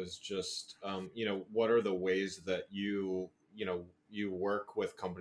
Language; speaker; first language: English; native; English